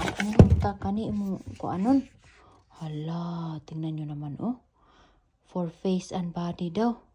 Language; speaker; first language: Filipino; non-native, local second language; Cebuano